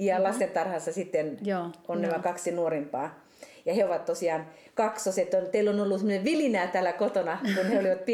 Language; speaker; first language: Finnish; native; Finnish